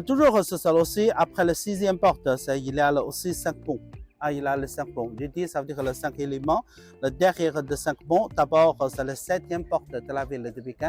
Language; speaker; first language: French; non-native, learner; Chinese